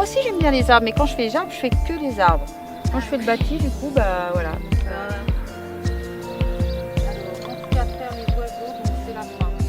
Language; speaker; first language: French; native; French